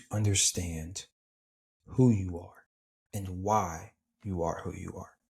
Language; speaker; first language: English; native; English